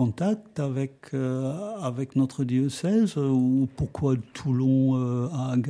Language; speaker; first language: French; non-native, fluent; German